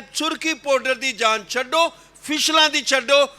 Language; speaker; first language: Urdu; non-native, local second language; Punjabi